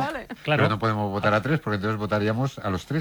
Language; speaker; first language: Spanish; native; Spanish